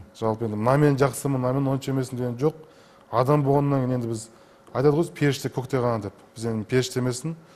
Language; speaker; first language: Kazakh; native; Kazakh